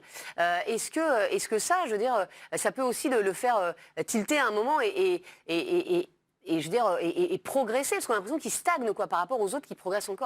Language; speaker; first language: French; native; French